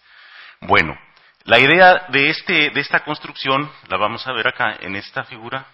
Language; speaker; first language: Spanish; native; Spanish